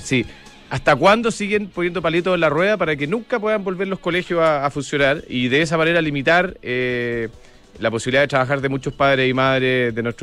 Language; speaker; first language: Spanish; native; Spanish